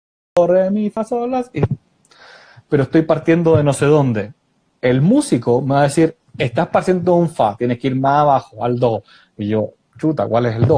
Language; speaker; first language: Spanish; native; Spanish